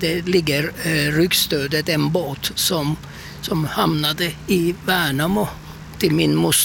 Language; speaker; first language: Swedish; non-native, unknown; Turkish